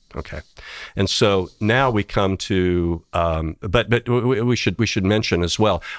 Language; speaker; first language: English; native; English